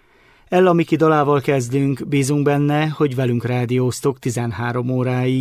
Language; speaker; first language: Hungarian; native; Hungarian